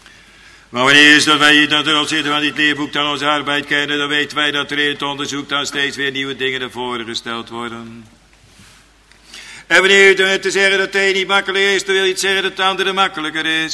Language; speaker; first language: Dutch; native; Dutch